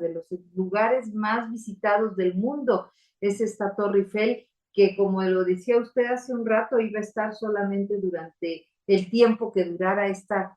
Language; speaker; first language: Spanish; native; Spanish